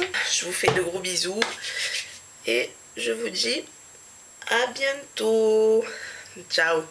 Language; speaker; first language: French; native; French